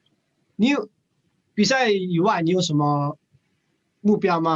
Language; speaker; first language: Chinese; non-native, fluent; English